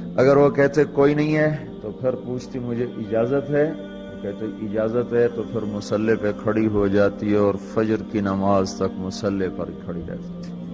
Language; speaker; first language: Urdu; non-native, local second language; Punjabi